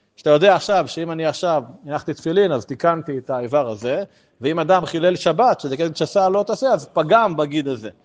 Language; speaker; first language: Hebrew; native; Hebrew